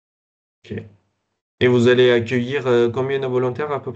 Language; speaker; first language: French; non-native, fluent; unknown